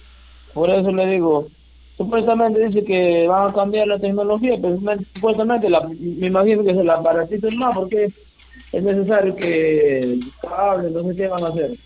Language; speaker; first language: Spanish; native; Spanish